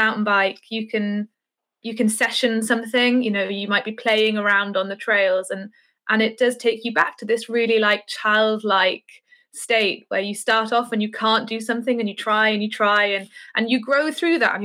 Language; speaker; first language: English; native; English